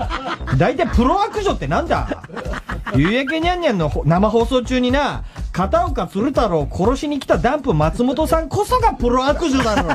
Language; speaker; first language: Japanese; native; Japanese